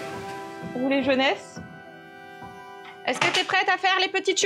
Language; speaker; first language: French; native; French